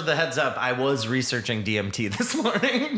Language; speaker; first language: English; native; English